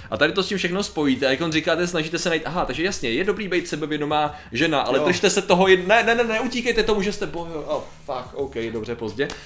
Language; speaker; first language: Czech; native; Czech